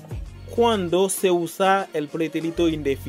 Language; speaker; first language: Spanish; non-native, fluent; Haitian Creole